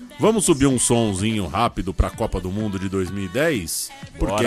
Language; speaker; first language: Portuguese; native; Portuguese